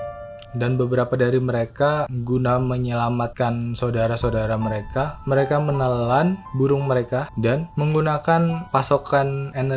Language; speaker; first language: Indonesian; native; Indonesian